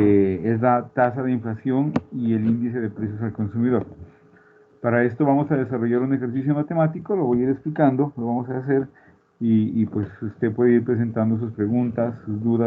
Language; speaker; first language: Spanish; native; Spanish